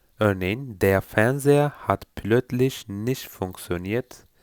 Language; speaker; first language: German; non-native, fluent; Turkish